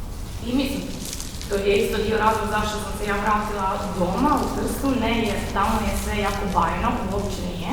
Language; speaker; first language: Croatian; non-native, fluent; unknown